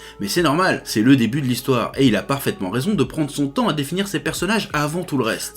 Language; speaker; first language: French; native; French